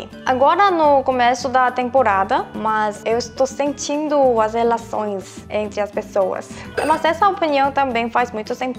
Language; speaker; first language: Portuguese; non-native, fluent; Korean